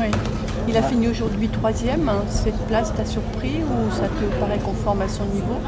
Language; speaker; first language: French; native; French